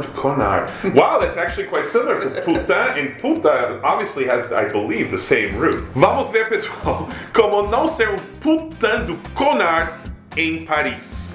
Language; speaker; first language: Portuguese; non-native, fluent; English